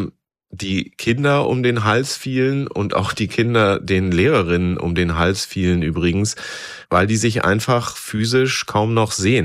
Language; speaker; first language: German; native; German